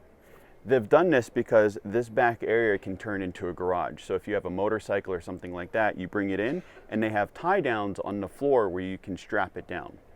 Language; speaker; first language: English; native; English